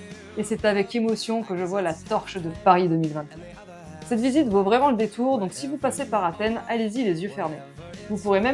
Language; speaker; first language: French; native; French